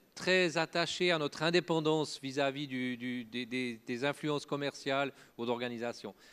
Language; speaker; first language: French; native; French